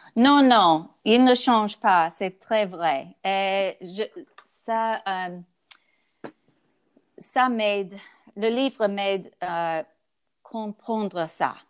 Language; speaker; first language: French; non-native, learner; English